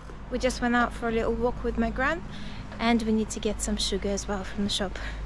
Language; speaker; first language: English; non-native, fluent; Russian